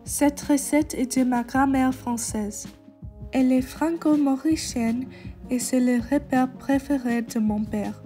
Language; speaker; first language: French; non-native, learner; English